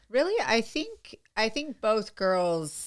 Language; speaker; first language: English; native; English